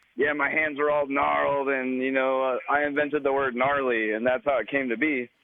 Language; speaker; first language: English; native; English